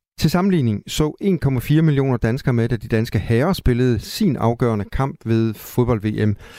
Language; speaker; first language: Danish; native; Danish